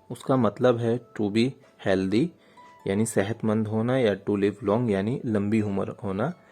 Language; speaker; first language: Hindi; native; Hindi